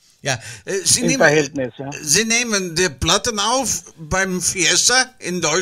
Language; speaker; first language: German; non-native, learner; Dutch